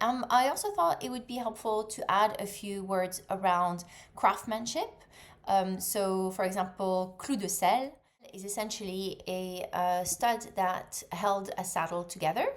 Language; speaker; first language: English; non-native, fluent; French